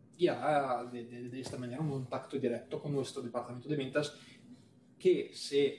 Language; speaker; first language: Spanish; non-native, fluent; Italian